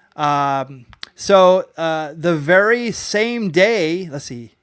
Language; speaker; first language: English; native; English